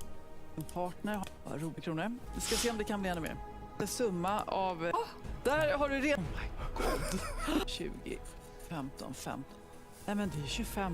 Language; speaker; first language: Swedish; native; Swedish